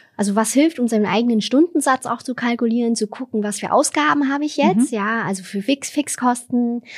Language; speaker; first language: German; non-native, fluent; Vietnamese